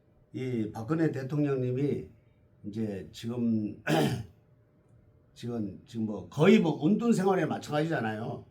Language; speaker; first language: Korean; native; Korean